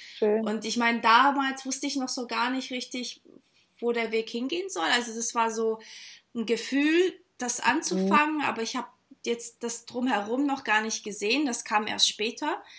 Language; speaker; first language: German; early bilingual, other home language; Portuguese